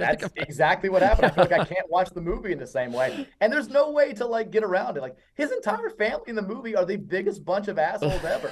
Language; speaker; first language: English; native; English